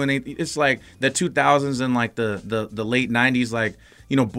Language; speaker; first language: English; native; English